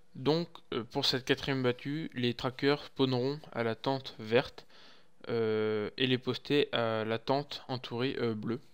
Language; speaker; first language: French; native; French